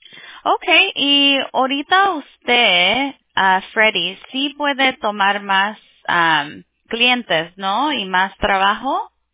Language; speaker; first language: Spanish; early bilingual, heritage; Spanish